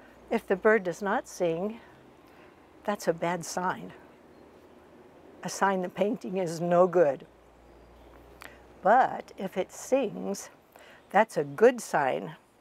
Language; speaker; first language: English; native; English